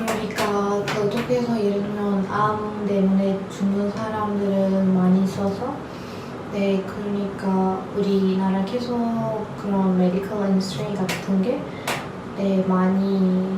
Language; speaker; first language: Korean; non-native, learner; Turkish